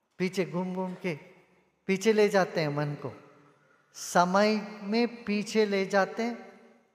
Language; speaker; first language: Hindi; non-native, local second language; Tamil